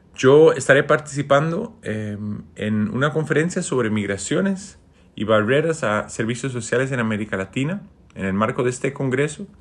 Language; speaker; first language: Spanish; non-native, fluent; Dutch